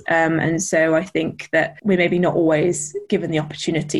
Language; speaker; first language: English; native; English